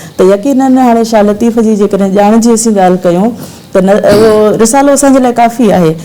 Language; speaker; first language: Sindhi; native; Sindhi